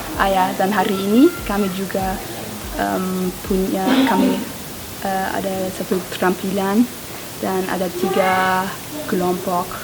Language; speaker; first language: Indonesian; non-native, fluent; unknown